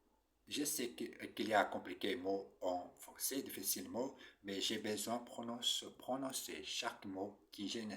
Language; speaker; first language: French; non-native, learner; Portuguese